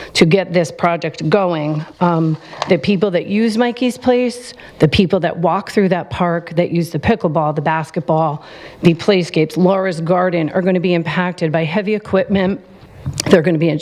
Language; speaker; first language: English; native; English